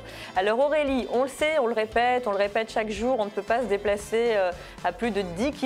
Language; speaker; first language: French; native; French